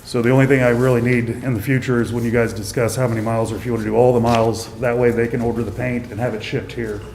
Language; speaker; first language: English; native; English